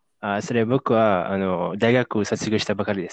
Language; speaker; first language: Japanese; non-native, fluent; Indonesian